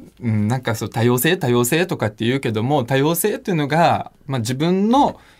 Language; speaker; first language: Japanese; early bilingual, other home language; Russian